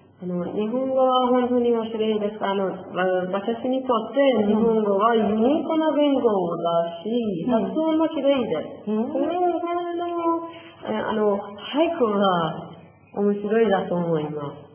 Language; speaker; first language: Japanese; non-native, learner; Persian